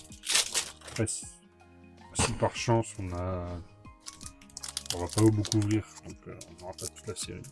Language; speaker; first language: French; native; French